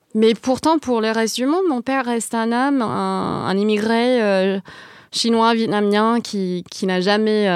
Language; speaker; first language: French; non-native, fluent; English